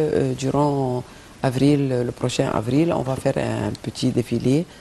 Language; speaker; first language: French; non-native, fluent; Arabic